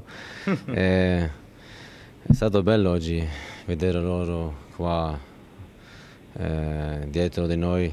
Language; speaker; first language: Italian; non-native, learner; Turkish